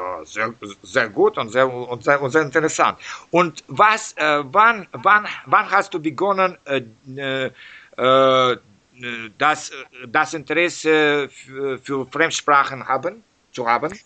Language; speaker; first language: German; non-native, learner; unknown